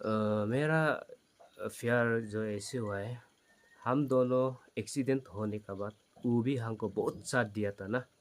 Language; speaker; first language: Hindi; non-native, local second language; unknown